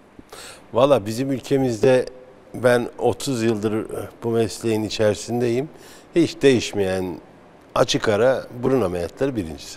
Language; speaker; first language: Turkish; native; Turkish